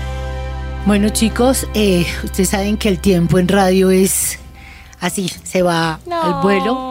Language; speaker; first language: Spanish; native; Spanish